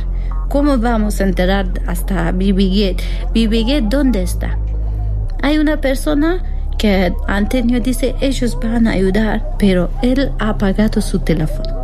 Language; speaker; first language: Spanish; non-native, learner; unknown